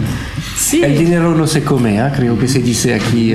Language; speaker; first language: Spanish; non-native, fluent; French